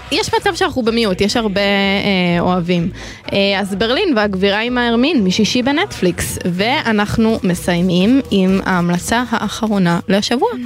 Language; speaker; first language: Hebrew; native; Hebrew